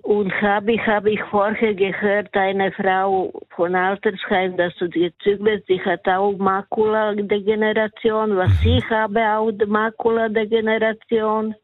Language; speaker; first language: German; non-native, learner; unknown